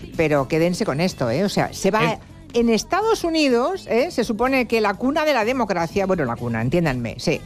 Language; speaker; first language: Spanish; native; Spanish